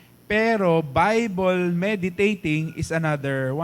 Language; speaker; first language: English; non-native, fluent; Filipino